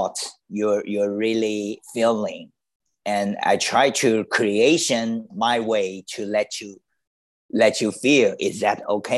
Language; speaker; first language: English; non-native, learner; Chinese